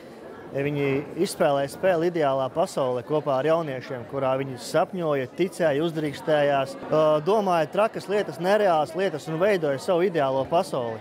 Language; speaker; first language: Latvian; native; Latvian